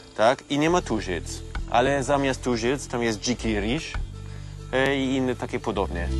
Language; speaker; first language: Polish; non-native, fluent; German